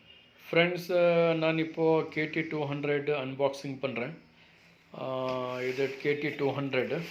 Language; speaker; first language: Tamil; non-native, local second language; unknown